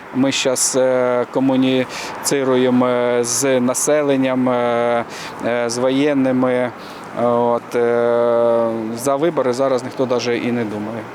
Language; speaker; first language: Ukrainian; non-native, local second language; Russian